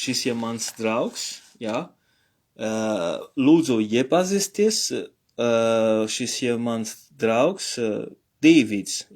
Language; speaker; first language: Latvian; non-native, learner; Morisyen